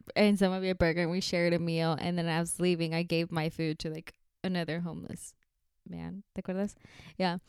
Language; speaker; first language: English; early bilingual, heritage; Spanish